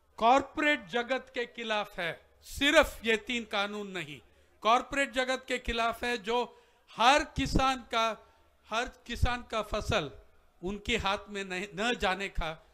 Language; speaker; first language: Hindi; non-native, local second language; Telugu